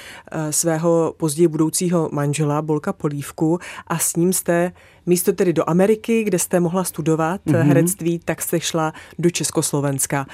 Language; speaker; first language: Czech; native; Czech